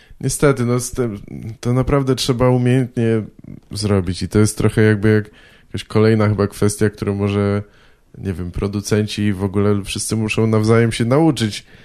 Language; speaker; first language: Polish; native; Polish